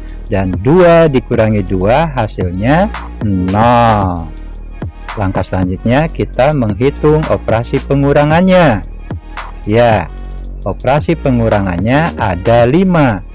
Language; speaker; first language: Indonesian; native; Indonesian